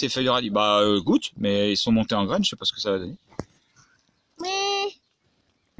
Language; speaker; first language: French; native; French